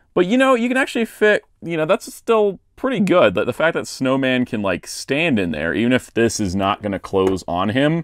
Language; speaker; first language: English; native; English